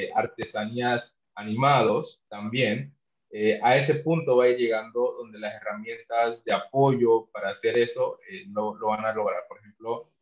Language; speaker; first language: Spanish; non-native, local second language; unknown